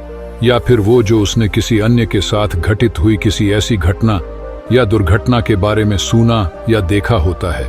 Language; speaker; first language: Hindi; native; Hindi